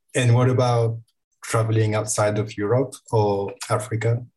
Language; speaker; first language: English; non-native, fluent; French